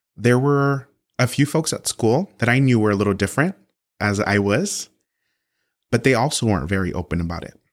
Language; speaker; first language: English; early bilingual, other home language; Spanish